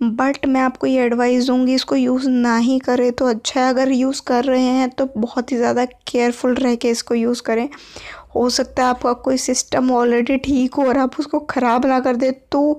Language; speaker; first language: Hindi; native; Hindi